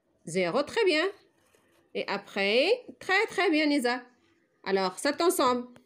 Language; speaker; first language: French; non-native, local second language; Arabic